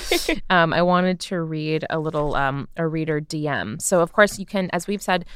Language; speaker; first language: English; native; English